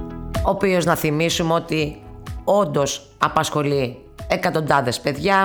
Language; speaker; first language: Greek; native; Greek